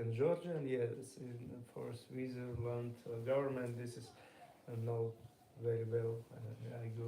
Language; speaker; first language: English; non-native, learner; Russian